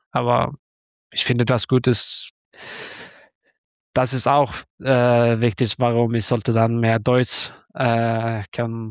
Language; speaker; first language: German; non-native, learner; Norwegian